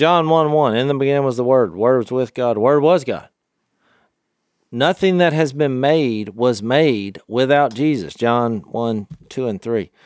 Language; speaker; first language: English; native; English